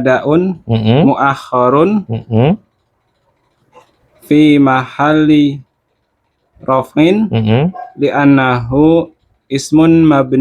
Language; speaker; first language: Arabic; non-native, learner; Indonesian